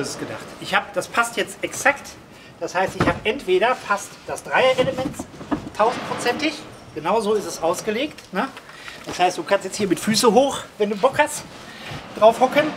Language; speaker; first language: German; native; German